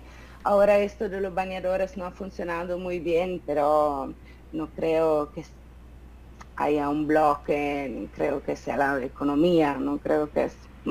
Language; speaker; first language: Spanish; non-native, fluent; Italian